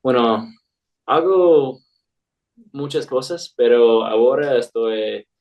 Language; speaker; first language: Spanish; non-native, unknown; English